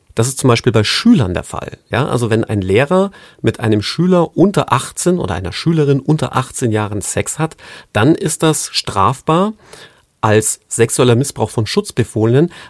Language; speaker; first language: German; non-native, fluent; English